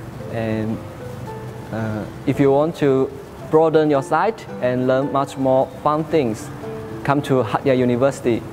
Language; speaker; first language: English; non-native, learner; Chinese